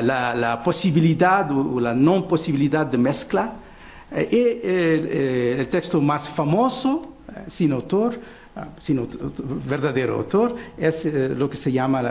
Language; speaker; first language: Spanish; non-native, fluent; Portuguese